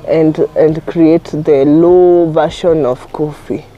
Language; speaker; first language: English; non-native, local second language; Kikuyu